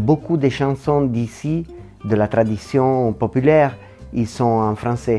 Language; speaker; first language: French; non-native, local second language; Italian